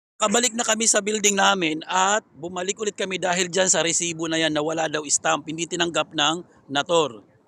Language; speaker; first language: Filipino; non-native, local second language; Waray